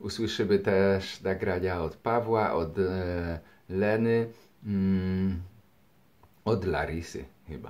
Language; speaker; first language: Polish; native; Polish